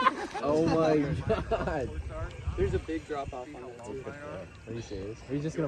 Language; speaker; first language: English; native; English